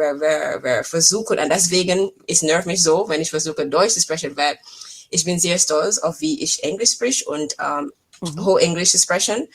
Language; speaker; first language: German; non-native, fluent; English